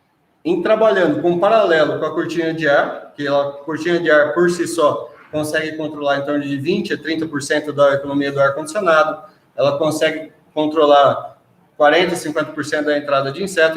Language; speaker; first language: Portuguese; native; Portuguese